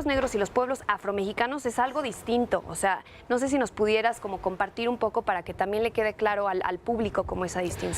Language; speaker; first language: Spanish; native; Spanish